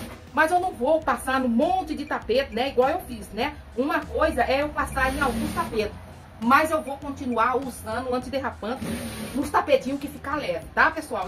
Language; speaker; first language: Portuguese; native; Portuguese